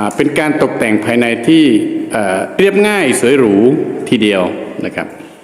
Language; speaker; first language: Thai; non-native, local second language; Khmer